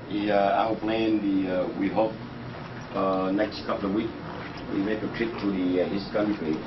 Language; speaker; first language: English; non-native, learner; Vietnamese